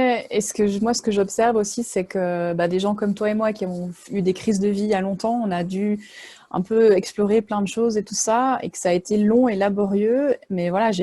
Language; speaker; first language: French; native; French